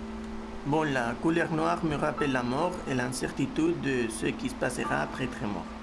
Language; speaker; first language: French; non-native, fluent; Spanish